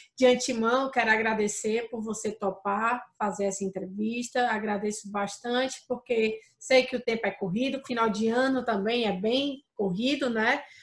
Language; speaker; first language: Portuguese; native; Portuguese